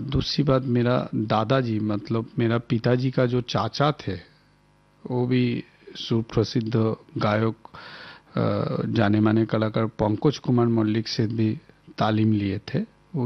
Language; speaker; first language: Hindi; non-native, local second language; Bangla